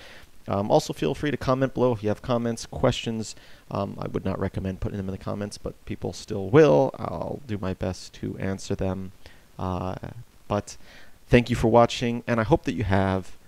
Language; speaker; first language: English; native; English